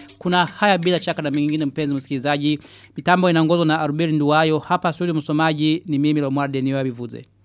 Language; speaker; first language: Swahili; non-native, local second language; Rundi